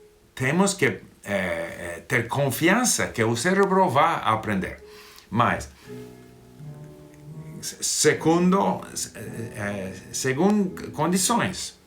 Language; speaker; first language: Portuguese; non-native, fluent; English